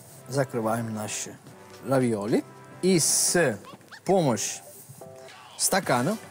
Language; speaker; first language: Russian; non-native, fluent; Italian